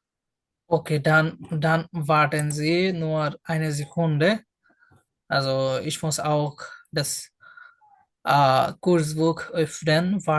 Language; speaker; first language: German; non-native, fluent; Bangla